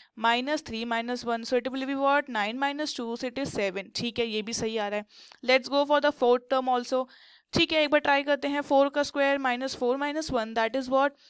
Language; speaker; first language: Hindi; native; Hindi